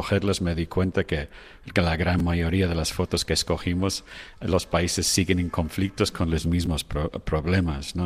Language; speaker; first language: Spanish; non-native, fluent; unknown